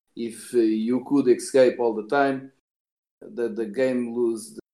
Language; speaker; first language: English; non-native, fluent; Portuguese